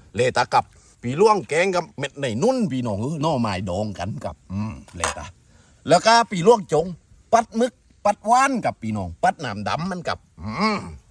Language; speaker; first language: Thai; native; Thai